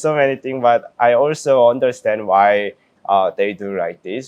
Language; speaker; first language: English; non-native, learner; Korean